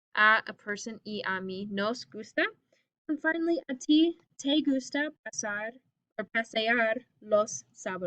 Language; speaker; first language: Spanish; non-native, fluent; English